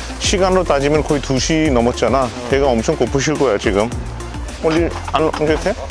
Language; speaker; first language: Korean; non-native, fluent; Hindi